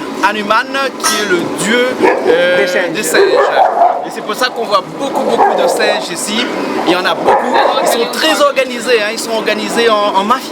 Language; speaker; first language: French; native; French